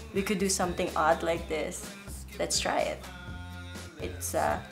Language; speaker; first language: English; non-native, local second language; Filipino